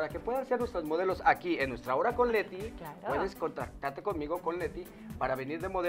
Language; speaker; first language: Spanish; native; Spanish